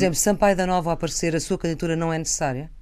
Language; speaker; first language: Portuguese; native; Portuguese